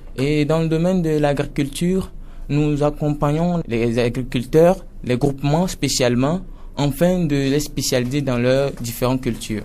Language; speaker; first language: French; non-native, local second language; Ewe